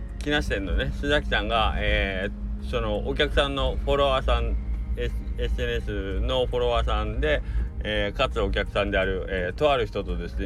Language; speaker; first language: Japanese; native; Japanese